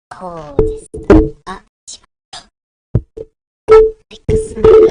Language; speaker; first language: Japanese; non-native, learner; English